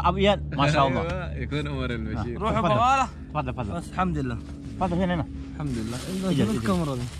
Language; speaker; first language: Arabic; non-native, learner; Indonesian